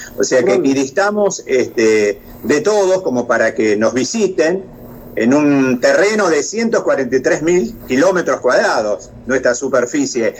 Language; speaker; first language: Spanish; native; Spanish